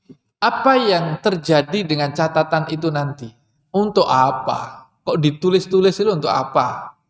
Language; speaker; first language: Indonesian; non-native, local second language; Banjar